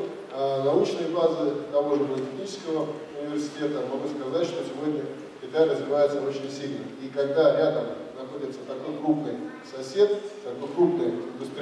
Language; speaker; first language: Russian; native; Russian